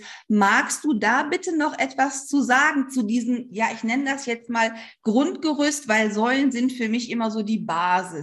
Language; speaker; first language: German; native; German